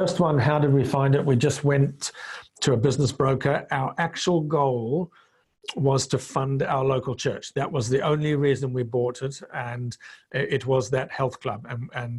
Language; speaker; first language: English; non-native, local second language; Bemba